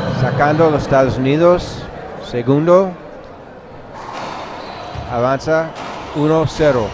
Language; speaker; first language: Spanish; non-native, learner; English